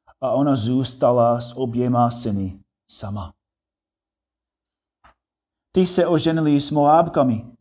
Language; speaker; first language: Czech; non-native, fluent; English